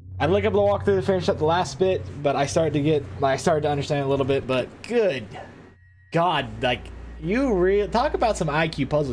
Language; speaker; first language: English; native; English